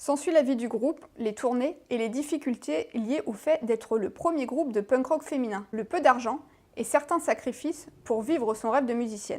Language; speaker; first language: French; native; French